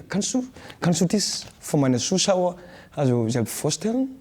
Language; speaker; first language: German; non-native, learner; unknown